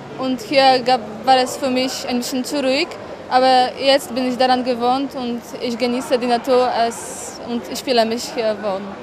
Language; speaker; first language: German; non-native, fluent; Polish